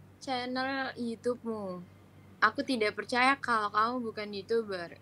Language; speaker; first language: Indonesian; native; Indonesian